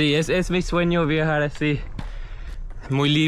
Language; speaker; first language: Spanish; non-native, learner; English